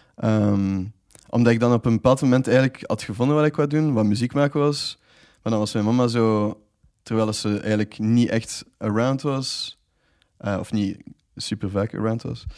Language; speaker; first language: Dutch; native; Dutch